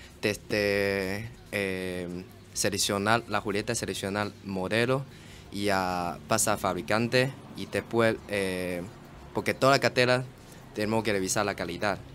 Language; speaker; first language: Spanish; non-native, learner; Chinese